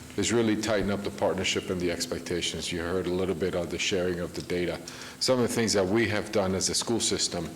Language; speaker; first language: English; early bilingual, other home language; Spanish